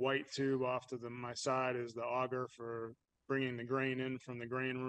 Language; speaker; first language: English; native; English